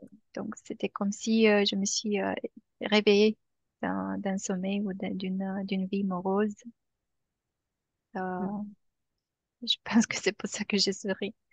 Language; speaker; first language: French; non-native, fluent; Romanian